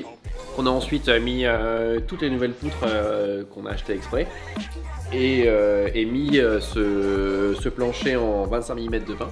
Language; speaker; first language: French; native; French